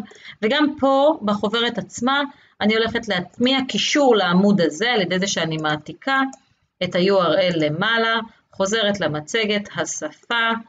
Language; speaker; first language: Hebrew; native; Hebrew